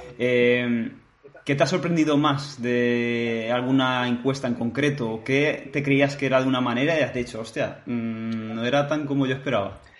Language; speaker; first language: Spanish; native; Spanish